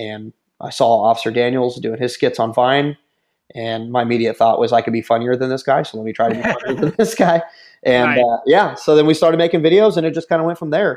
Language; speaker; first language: English; native; English